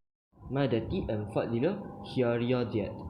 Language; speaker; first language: Arabic; non-native, learner; Malay